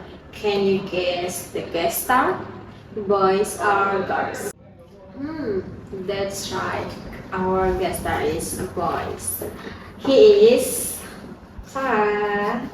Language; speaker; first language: English; non-native, learner; Indonesian